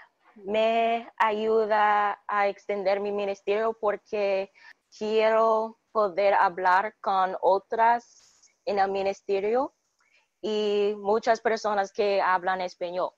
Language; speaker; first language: Spanish; non-native, learner; English